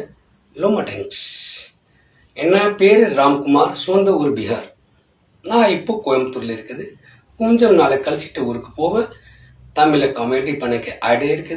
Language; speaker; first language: Tamil; non-native, learner; Hindi